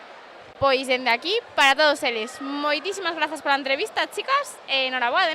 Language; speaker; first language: Galician; native; Galician